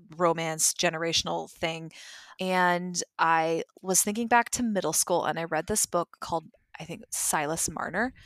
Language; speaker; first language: English; native; English